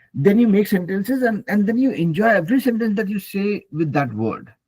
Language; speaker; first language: English; non-native, fluent; Hindi